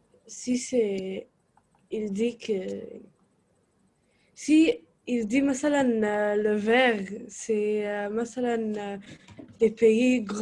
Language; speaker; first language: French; non-native, learner; Arabic